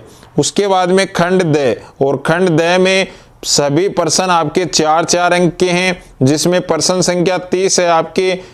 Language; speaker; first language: Hindi; native; Hindi